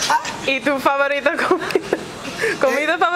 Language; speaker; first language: Spanish; non-native, learner; English